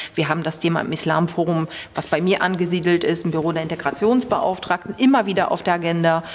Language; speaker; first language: German; early bilingual, other home language; Polish